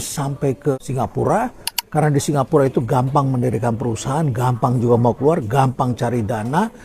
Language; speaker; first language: Indonesian; native; Indonesian